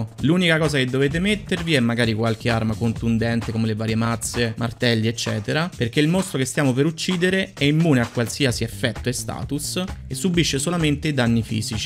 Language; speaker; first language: Italian; native; Italian